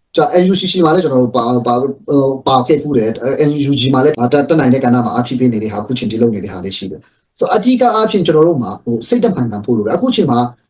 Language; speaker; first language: Burmese; non-native, local second language; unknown